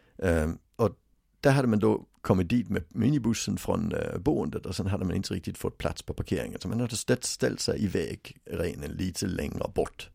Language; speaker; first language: Swedish; native; Swedish